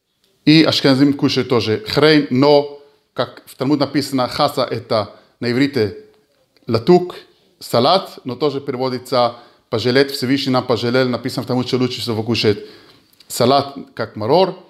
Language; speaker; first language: Russian; early bilingual, heritage; Hebrew